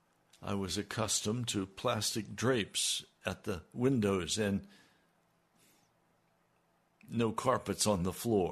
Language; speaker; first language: English; native; English